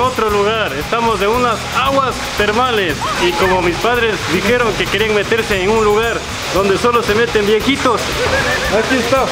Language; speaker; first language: Spanish; native; Spanish